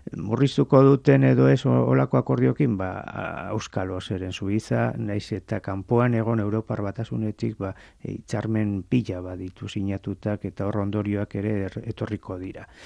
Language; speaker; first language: Basque; native; Basque